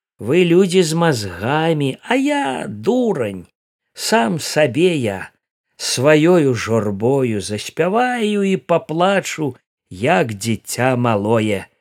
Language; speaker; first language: Belarusian; native; Belarusian